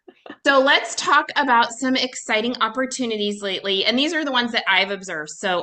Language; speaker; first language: English; native; English